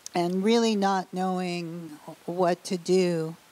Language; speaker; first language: English; native; English